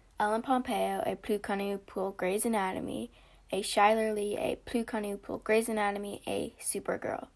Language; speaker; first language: French; non-native, learner; English